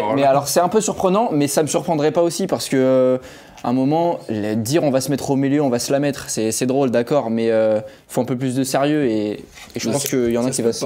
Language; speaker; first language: French; native; French